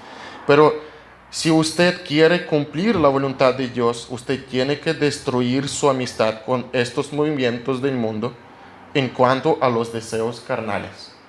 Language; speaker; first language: Spanish; non-native, fluent; Russian